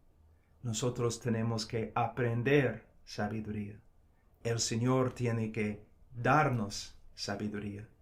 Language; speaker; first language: Spanish; non-native, fluent; English